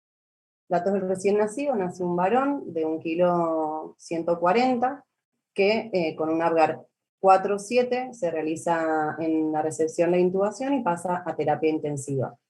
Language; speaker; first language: Spanish; native; Spanish